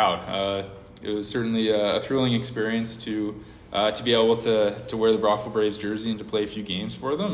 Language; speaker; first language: English; native; English